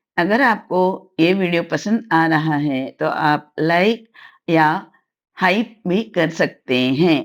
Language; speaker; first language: Hindi; non-native, local second language; Tamil